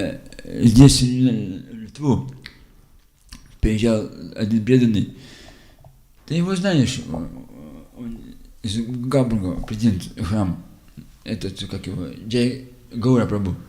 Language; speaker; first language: Russian; non-native, local second language; Lithuanian